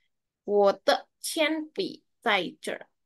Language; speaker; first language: Chinese; non-native, learner; Indonesian